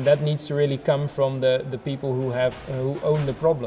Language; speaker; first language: English; non-native, fluent; Dutch